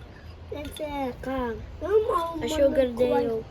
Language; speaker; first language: Lithuanian; early bilingual, heritage; Lithuanian